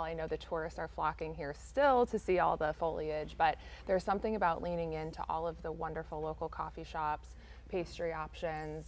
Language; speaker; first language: English; native; English